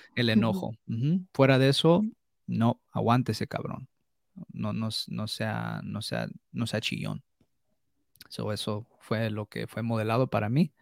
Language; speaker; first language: Spanish; early bilingual, heritage; Spanish